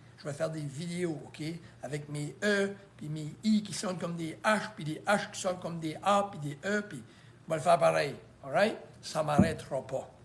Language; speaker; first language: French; native; French